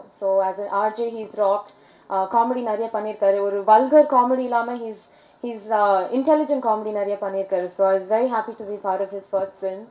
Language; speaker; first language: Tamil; early bilingual, heritage; English